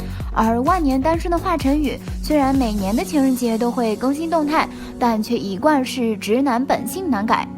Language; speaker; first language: Chinese; native; Chinese